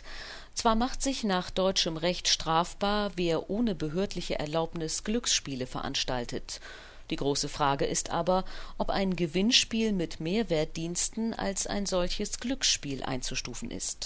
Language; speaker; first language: German; native; German